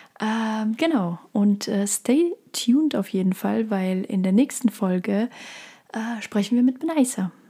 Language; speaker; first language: German; early bilingual, other home language; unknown